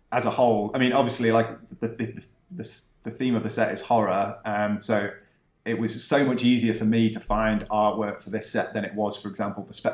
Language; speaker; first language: English; native; English